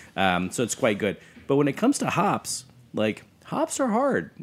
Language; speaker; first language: English; native; English